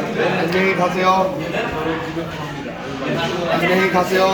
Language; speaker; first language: Korean; non-native, fluent; Bangla